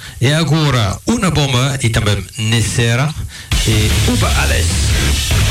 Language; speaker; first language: Portuguese; non-native, learner; English